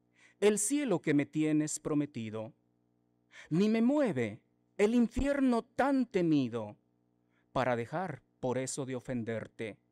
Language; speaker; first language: Spanish; native; Spanish